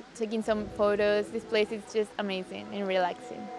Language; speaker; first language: English; non-native, learner; Spanish